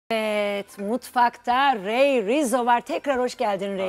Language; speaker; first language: Turkish; native; Turkish